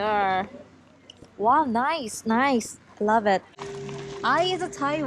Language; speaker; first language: English; non-native, learner; Thai